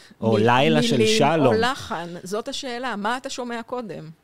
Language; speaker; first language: Hebrew; native; Hebrew